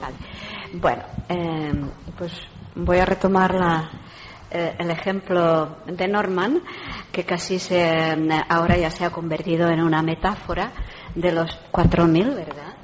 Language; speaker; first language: Spanish; non-native, fluent; Czech